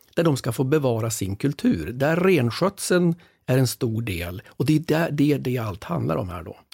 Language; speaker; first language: Swedish; native; Swedish